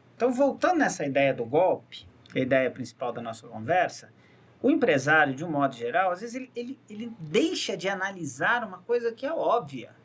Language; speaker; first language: Portuguese; native; Portuguese